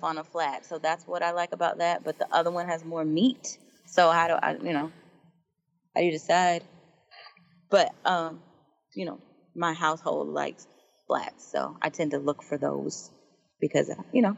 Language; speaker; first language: English; native; English